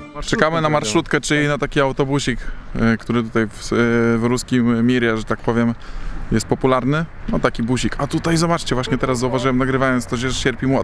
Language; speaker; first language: Polish; native; Polish